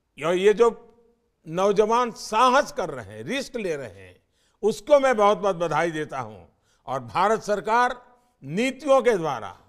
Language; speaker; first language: Hindi; non-native, local second language; Gujarati